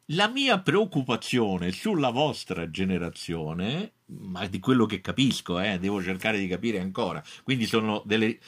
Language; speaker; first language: Italian; native; Italian